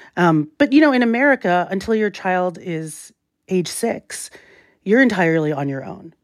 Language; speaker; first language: English; native; English